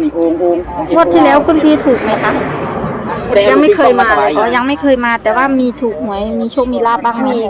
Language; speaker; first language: Thai; native; Thai